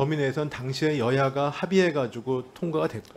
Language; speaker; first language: Korean; native; Korean